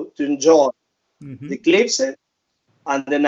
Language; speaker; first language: English; non-native, fluent; Spanish